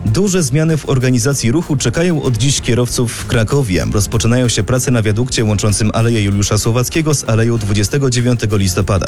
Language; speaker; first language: Polish; native; Polish